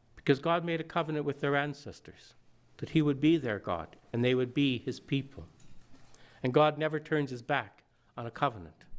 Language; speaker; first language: English; native; English